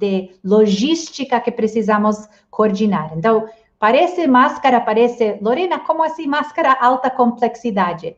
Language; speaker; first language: Portuguese; non-native, fluent; Spanish